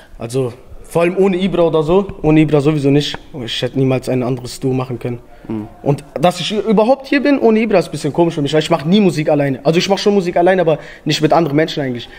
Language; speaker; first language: German; early bilingual, other home language; Albanian